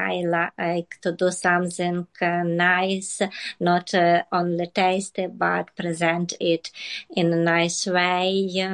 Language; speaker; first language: English; non-native, learner; Ukrainian